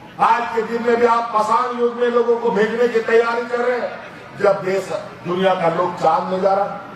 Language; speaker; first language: Hindi; native; Hindi